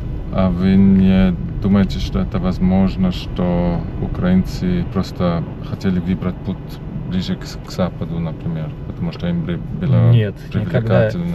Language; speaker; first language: Russian; non-native, fluent; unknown